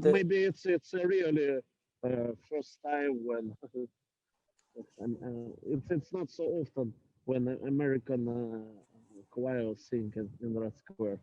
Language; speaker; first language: English; non-native, learner; Russian